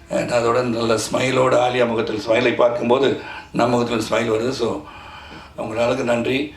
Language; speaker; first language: Tamil; native; Tamil